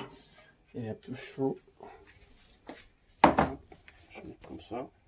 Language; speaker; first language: French; non-native, local second language; Arabic